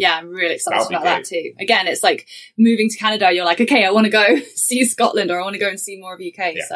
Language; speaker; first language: English; native; English